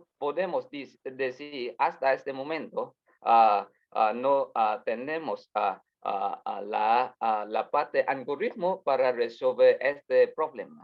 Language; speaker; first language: Spanish; non-native, learner; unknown